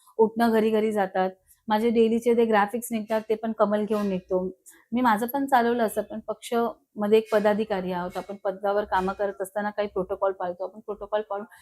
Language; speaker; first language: Marathi; non-native, local second language; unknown